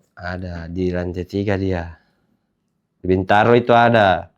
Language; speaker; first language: Indonesian; native; Indonesian